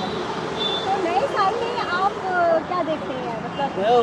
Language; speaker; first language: Hindi; native; Hindi